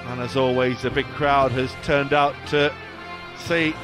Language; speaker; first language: English; native; English